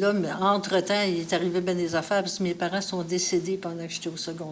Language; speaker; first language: French; native; French